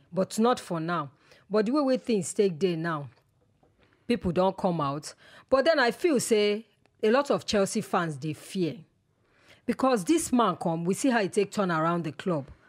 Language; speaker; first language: Nigerian Pidgin; non-native, local second language; Yoruba